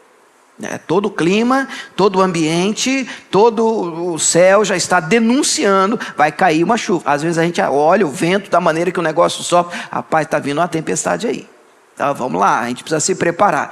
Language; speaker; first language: Portuguese; native; Portuguese